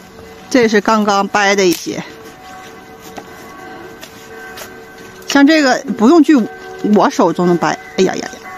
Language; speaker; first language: Chinese; native; Chinese